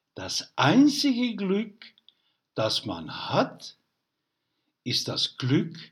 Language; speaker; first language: German; non-native, learner; Dutch